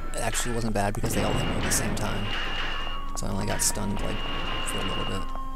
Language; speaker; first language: English; native; English